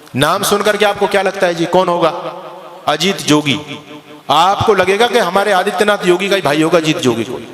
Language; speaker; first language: Hindi; native; Hindi